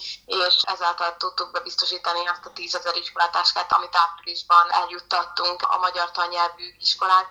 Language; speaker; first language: Hungarian; native; Hungarian